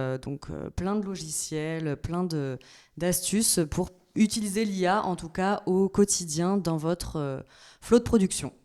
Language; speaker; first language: French; native; French